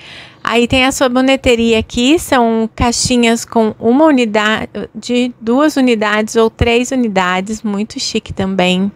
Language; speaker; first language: Portuguese; native; Portuguese